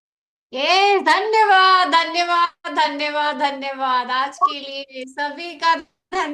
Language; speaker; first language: Hindi; native; Hindi